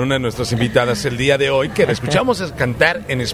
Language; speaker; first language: Spanish; native; Spanish